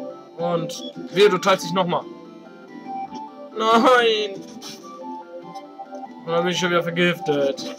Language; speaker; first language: German; native; German